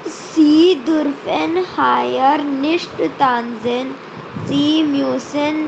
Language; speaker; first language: German; non-native, learner; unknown